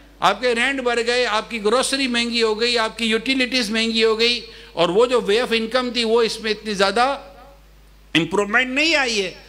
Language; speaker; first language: Urdu; native; Urdu